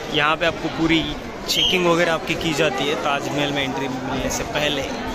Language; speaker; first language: Hindi; non-native, local second language; Marathi